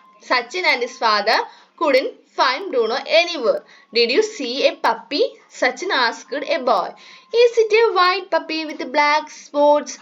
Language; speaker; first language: English; non-native, local second language; Malayalam